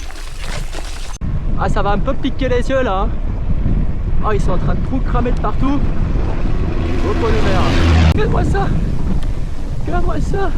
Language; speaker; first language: French; native; French